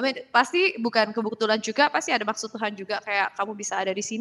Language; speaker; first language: Indonesian; native; Indonesian